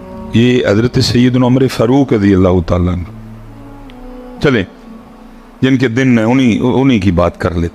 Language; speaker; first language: Hindi; non-native, local second language; Punjabi